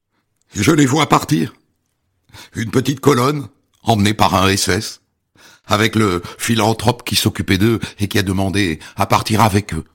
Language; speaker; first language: French; native; French